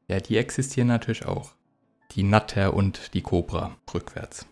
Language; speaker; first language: German; native; German